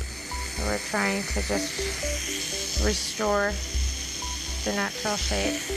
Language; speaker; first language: English; native; English